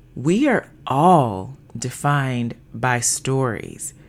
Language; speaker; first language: English; native; English